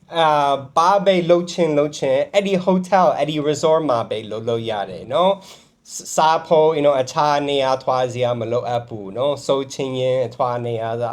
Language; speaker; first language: Burmese; non-native, fluent; English